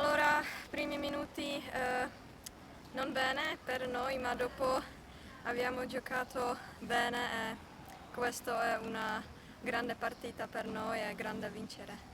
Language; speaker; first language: Italian; non-native, learner; Czech